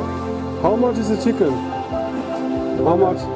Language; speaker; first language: English; non-native, fluent; German